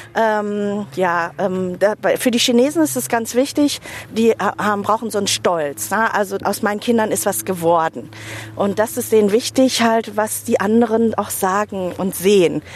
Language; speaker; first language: German; native; German